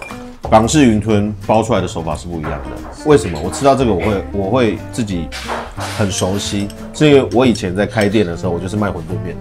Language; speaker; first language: Chinese; native; Chinese